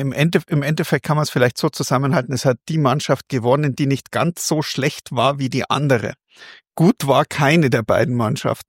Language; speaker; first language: German; native; German